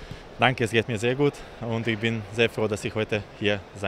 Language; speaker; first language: German; non-native, fluent; Slovak